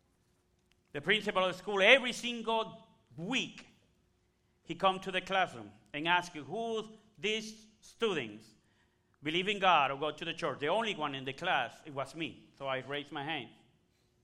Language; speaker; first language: English; non-native, learner; Spanish